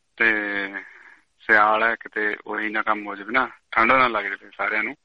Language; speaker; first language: Punjabi; native; Punjabi